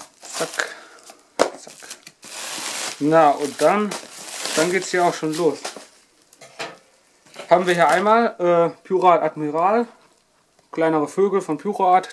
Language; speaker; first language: German; native; German